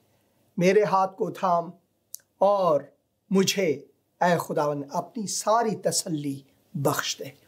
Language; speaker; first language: Hindi; non-native, fluent; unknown